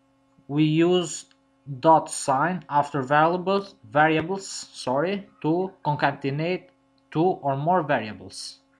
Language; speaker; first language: English; non-native, fluent; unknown